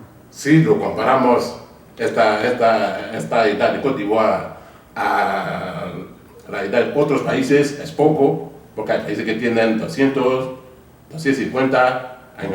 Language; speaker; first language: Spanish; non-native, fluent; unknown